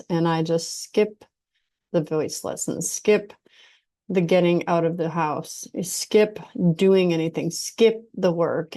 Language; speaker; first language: English; native; English